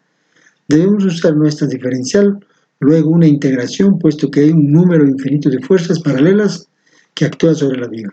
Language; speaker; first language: Spanish; native; Spanish